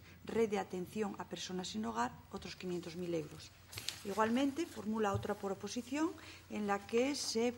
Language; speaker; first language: Spanish; native; Spanish